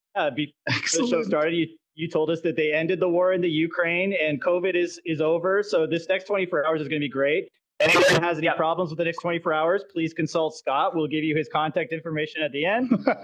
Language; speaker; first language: English; native; English